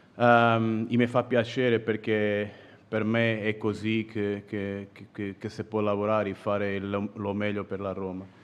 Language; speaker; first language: Italian; non-native, fluent; Portuguese